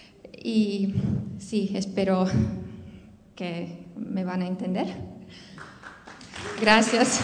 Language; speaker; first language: Spanish; non-native, fluent; Romanian